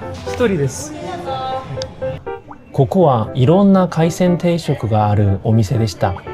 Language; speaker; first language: Japanese; non-native, fluent; Korean